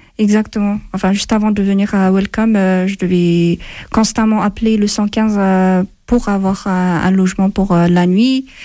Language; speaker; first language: French; non-native, fluent; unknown